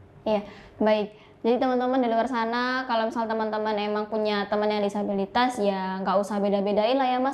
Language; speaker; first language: Indonesian; native; Indonesian